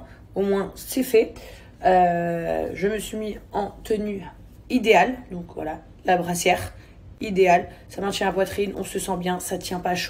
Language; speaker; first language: French; native; French